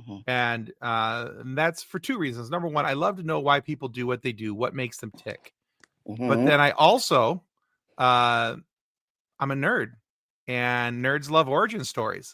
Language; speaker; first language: English; native; English